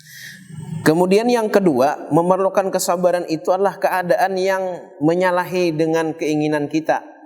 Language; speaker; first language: Indonesian; non-native, local second language; Banjar